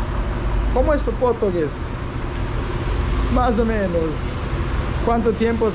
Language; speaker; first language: Spanish; non-native, learner; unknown